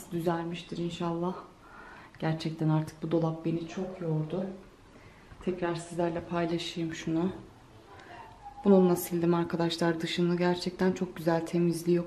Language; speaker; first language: Turkish; native; Turkish